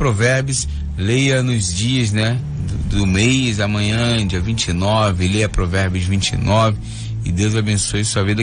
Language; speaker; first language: Portuguese; native; Portuguese